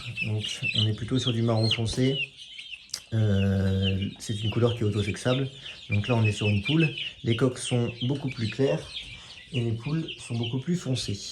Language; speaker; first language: French; native; French